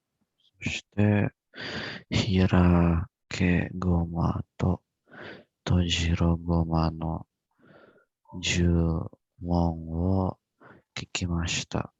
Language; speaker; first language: Japanese; non-native, learner; Indonesian